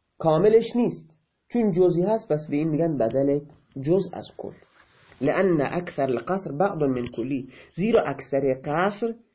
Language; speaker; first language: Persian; non-native, local second language; Baluchi